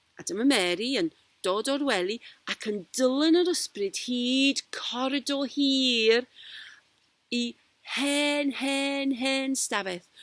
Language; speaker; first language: Welsh; non-native, local second language; English